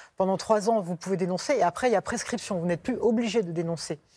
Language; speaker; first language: French; native; French